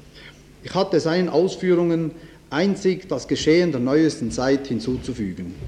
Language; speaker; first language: German; native; German